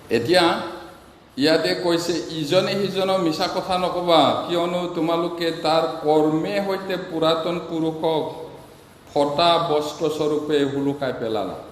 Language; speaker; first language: Assamese; non-native, local second language; Bodo